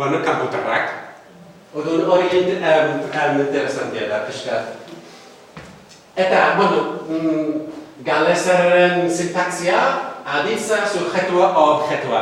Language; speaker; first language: Basque; non-native, fluent; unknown